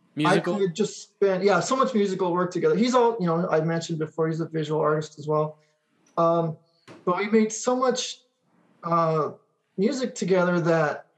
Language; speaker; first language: English; native; English